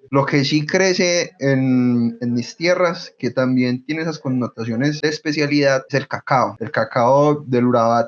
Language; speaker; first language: Spanish; native; Spanish